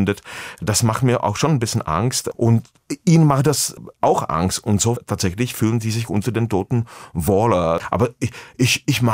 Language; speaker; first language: German; non-native, fluent; Czech